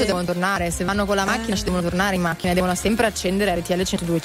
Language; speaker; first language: Italian; native; Italian